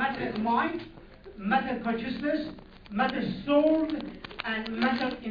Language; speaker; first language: English; non-native, learner; Persian